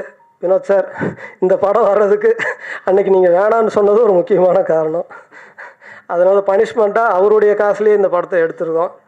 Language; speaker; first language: Tamil; native; Tamil